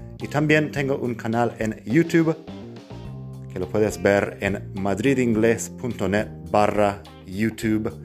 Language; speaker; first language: Spanish; non-native, fluent; English